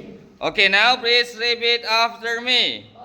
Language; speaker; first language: English; non-native, fluent; Indonesian